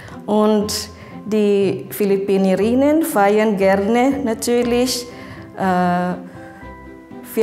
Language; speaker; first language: German; non-native, fluent; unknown